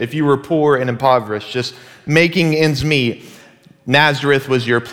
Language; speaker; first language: English; native; English